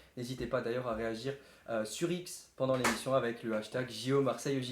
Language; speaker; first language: French; native; French